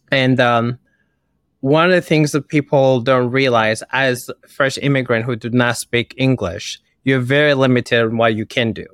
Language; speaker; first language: English; early bilingual, other home language; Kinyarwanda